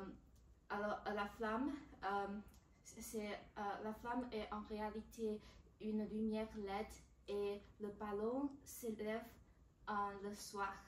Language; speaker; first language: French; non-native, learner; Chinese